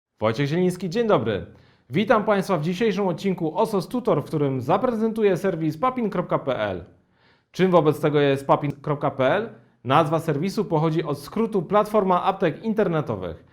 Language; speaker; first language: Polish; native; Polish